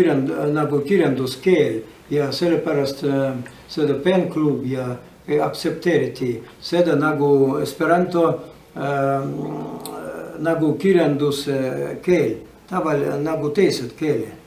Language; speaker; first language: Estonian; non-native, learner; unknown